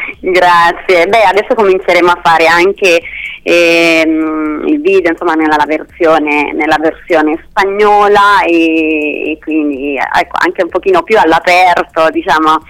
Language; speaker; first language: Italian; non-native, fluent; Spanish